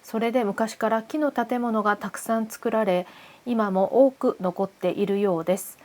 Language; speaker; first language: Japanese; non-native, fluent; Korean